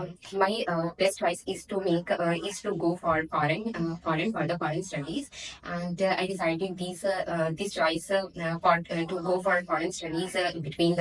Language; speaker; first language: English; non-native, learner; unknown